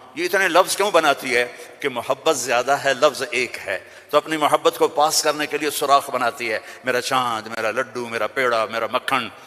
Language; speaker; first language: Urdu; non-native, local second language; Punjabi